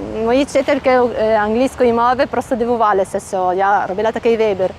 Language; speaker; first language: Ukrainian; non-native, learner; Italian